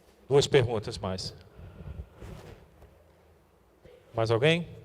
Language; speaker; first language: Portuguese; native; Portuguese